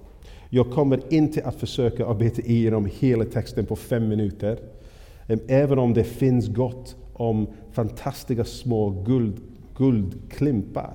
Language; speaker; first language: Swedish; non-native, fluent; English